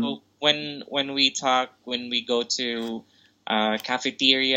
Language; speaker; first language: English; non-native, local second language; Filipino